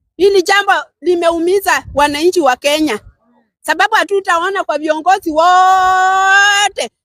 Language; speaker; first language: Swahili; non-native, local second language; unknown